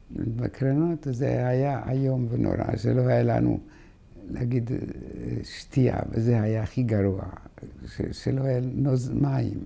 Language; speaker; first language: Hebrew; non-native, fluent; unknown